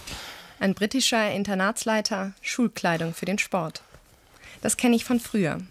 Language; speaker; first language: German; native; German